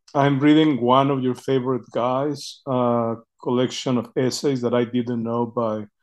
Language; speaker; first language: English; non-native, fluent; Spanish